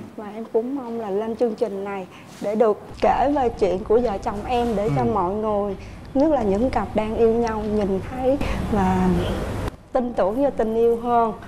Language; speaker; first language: Vietnamese; native; Vietnamese